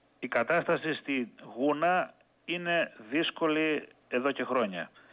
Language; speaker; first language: Greek; native; Greek